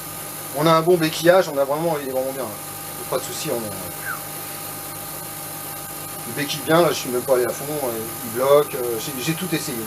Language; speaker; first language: French; native; French